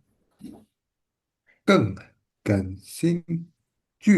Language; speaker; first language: Chinese; non-native, learner; Indonesian